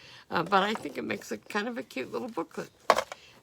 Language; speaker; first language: English; native; English